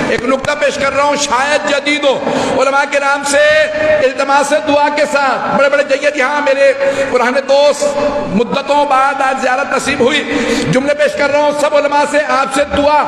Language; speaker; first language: Urdu; native; Urdu